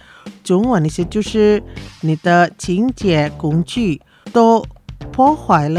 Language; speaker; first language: Chinese; non-native, fluent; Indonesian